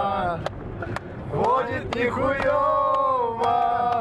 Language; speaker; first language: Russian; native; Russian